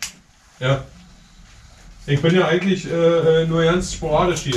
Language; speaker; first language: German; native; German